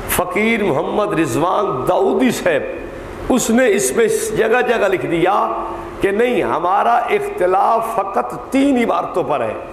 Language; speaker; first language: Urdu; native; Urdu